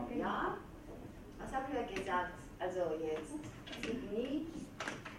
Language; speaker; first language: German; non-native, fluent; Georgian